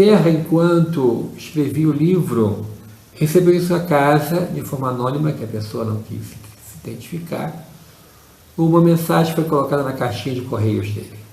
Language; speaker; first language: Portuguese; native; Portuguese